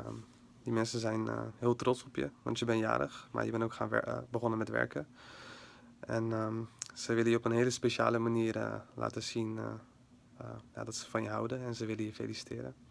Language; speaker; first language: Dutch; native; Dutch